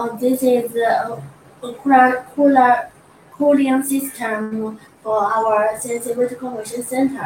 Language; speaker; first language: English; non-native, learner; Chinese